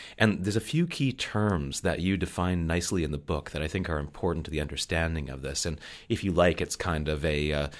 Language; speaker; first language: English; native; English